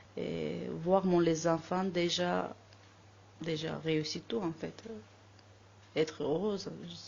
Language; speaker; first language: French; non-native, learner; Armenian